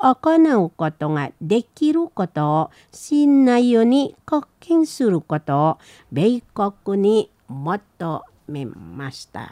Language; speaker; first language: Japanese; non-native, learner; Indonesian